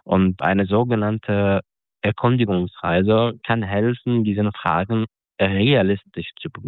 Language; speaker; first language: German; non-native, fluent; Arabic